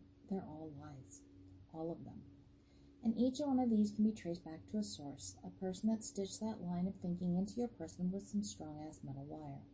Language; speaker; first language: English; native; English